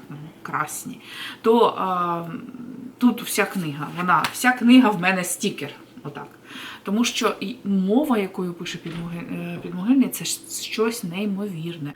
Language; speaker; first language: Ukrainian; native; Ukrainian